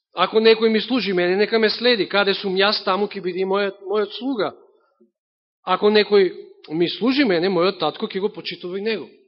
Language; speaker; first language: Macedonian; native; Macedonian